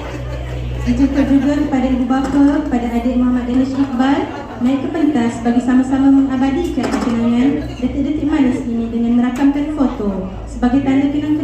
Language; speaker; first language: Malay; native; Malay